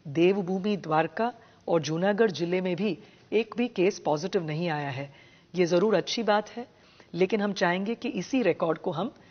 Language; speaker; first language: Hindi; non-native, local second language; Gujarati